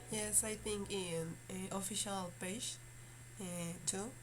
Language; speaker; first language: English; non-native, learner; Spanish